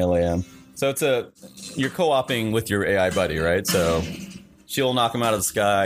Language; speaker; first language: English; non-native, local second language; Sinhala